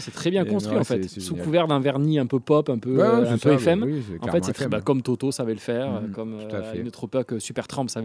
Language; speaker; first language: French; native; French